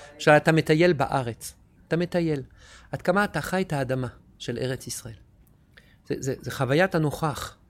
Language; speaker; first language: Hebrew; non-native, fluent; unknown